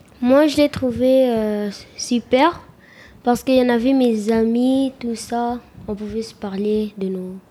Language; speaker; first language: French; early bilingual, other home language; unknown